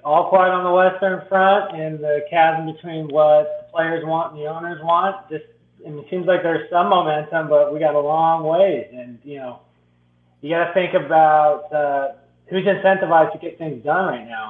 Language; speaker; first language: English; native; English